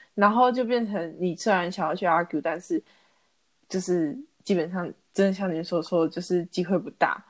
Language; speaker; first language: Chinese; native; Chinese